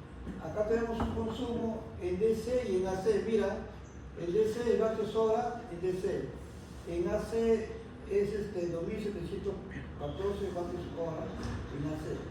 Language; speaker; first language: Spanish; native; Spanish